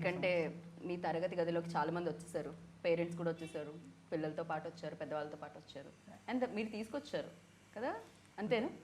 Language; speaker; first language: Telugu; native; Telugu